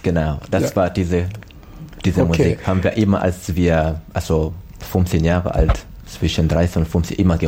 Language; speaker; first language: German; non-native, learner; Swahili